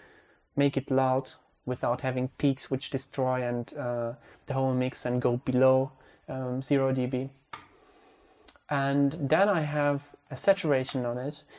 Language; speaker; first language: English; non-native, fluent; Hungarian